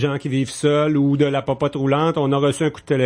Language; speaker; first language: French; native; French